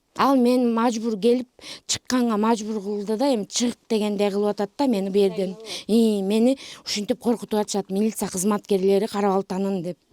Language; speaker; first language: Kyrgyz; native; Kyrgyz